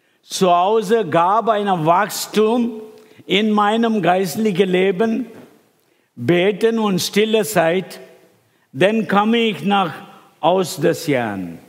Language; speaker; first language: German; non-native, fluent; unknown